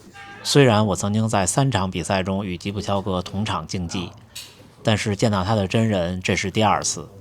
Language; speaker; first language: Chinese; native; Chinese